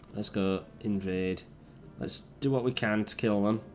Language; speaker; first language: English; native; English